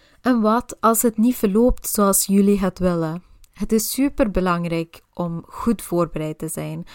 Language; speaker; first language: Dutch; non-native, local second language; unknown